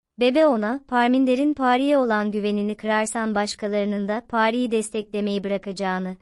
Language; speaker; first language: Turkish; native; Turkish